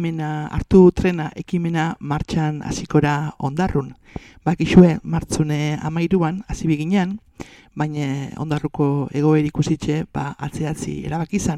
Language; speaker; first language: Basque; native; Basque